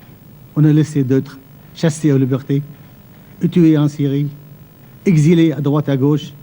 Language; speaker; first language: French; non-native, fluent; Arabic